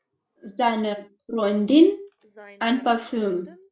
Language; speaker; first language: German; non-native, learner; Macedonian